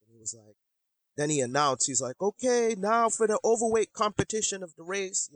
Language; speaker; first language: English; native; English